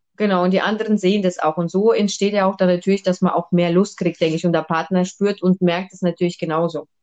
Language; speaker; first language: German; early bilingual, other home language; Russian